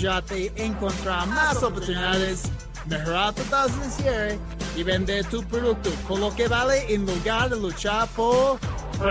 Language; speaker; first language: Spanish; non-native, fluent; English